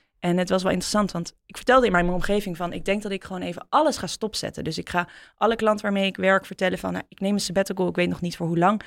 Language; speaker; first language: Dutch; native; Dutch